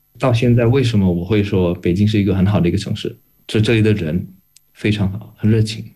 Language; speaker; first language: Chinese; non-native, fluent; Indonesian